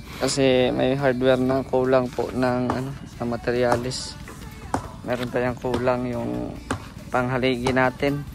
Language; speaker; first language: Filipino; non-native, local second language; Cebuano